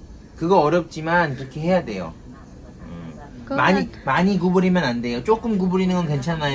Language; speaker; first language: Korean; non-native, fluent; Vietnamese